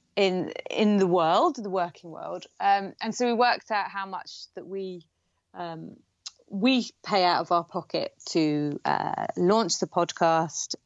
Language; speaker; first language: English; native; English